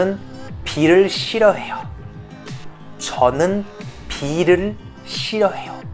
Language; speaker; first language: Korean; non-native, fluent; French